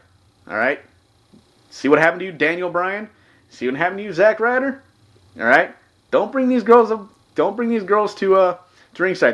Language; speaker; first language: English; native; English